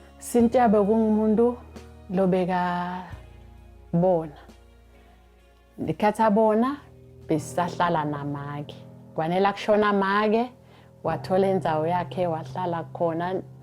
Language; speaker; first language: Zulu; non-native, local second language; Swati